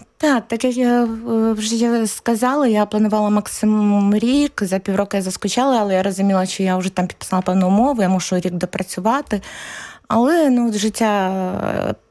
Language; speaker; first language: Ukrainian; native; Ukrainian